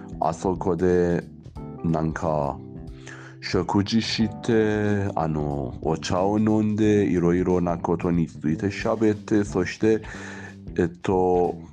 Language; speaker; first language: Japanese; non-native, learner; Persian